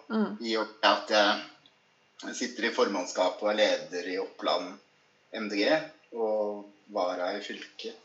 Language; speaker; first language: Norwegian; native; Norwegian